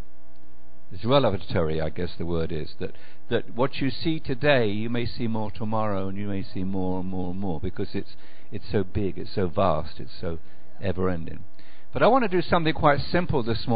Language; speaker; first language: English; native; English